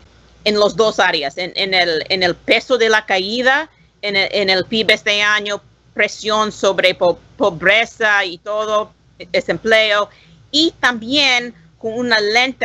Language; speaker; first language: Spanish; non-native, learner; English